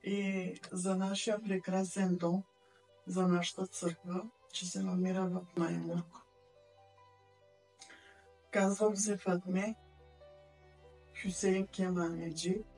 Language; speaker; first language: Bulgarian; non-native, local second language; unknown